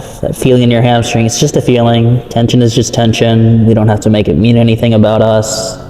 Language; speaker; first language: English; native; English